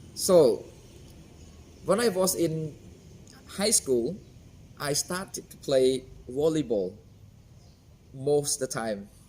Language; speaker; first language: English; non-native, fluent; Khmer